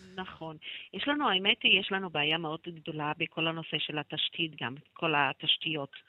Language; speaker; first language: Hebrew; non-native, local second language; Arabic